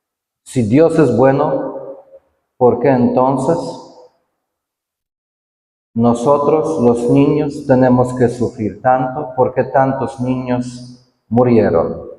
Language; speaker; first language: Spanish; non-native, fluent; Polish